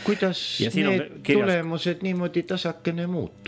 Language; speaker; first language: Estonian; native; Estonian